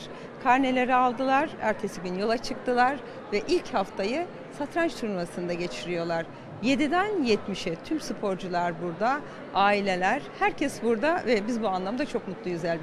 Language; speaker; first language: Turkish; native; Turkish